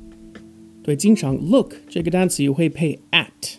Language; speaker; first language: Chinese; non-native, fluent; English